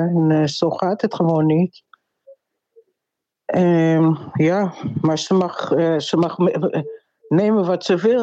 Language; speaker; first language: Dutch; non-native, fluent; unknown